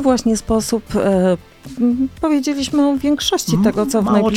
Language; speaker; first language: Polish; native; Polish